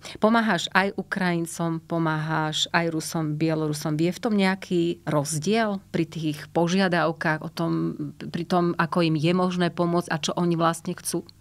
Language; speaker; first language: Slovak; native; Slovak